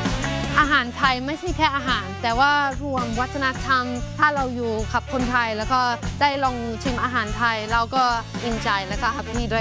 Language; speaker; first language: Thai; non-native, fluent; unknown